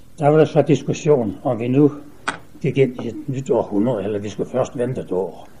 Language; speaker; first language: Danish; native; Danish